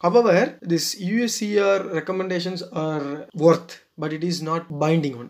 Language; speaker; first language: English; non-native, local second language; Tamil